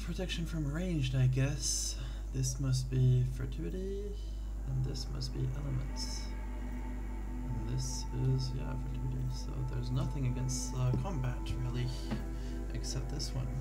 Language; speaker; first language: English; non-native, learner; French